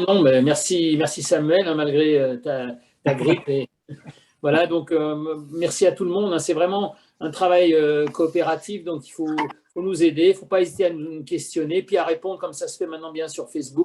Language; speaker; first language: French; native; French